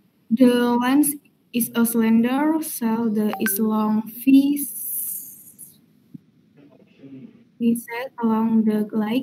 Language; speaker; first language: English; non-native, learner; Indonesian